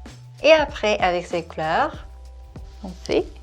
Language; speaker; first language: French; non-native, fluent; Korean